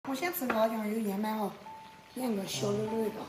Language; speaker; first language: Chinese; native; Chinese